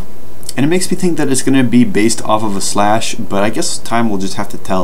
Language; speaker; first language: English; native; English